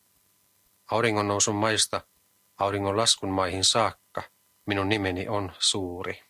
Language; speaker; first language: Finnish; native; Finnish